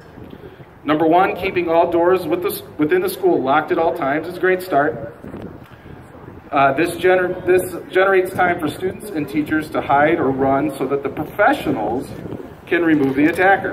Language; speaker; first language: English; native; English